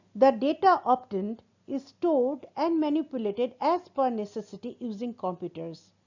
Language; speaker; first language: English; non-native, local second language; Assamese